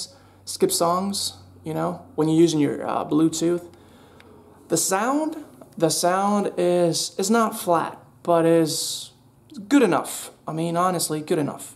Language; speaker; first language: English; non-native, fluent; Spanish